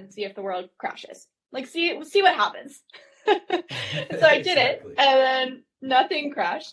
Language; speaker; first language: English; native; English